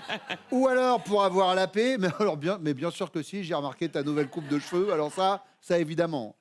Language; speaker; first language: French; native; French